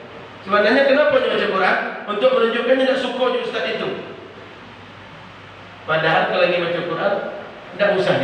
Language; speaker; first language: Indonesian; non-native, local second language; Malay